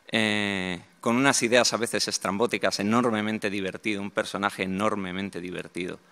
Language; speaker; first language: Spanish; native; Spanish